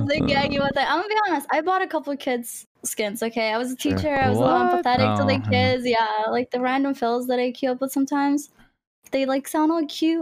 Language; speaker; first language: English; non-native, fluent; Greek